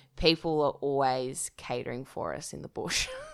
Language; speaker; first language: English; native; English